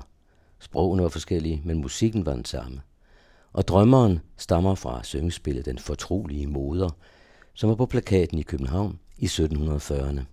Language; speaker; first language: Danish; native; Danish